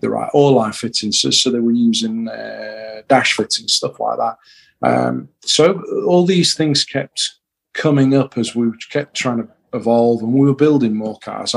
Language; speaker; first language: English; native; English